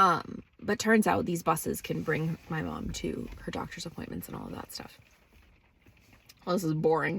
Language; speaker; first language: English; native; English